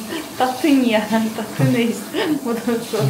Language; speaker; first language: Korean; non-native, learner; Ukrainian